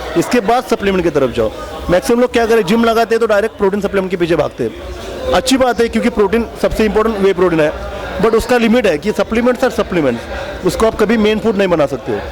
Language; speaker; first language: Hindi; non-native, local second language; Marathi